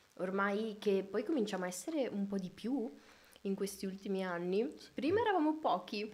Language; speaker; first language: Italian; native; Italian